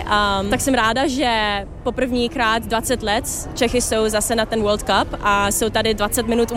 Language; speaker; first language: Czech; early bilingual, heritage; Czech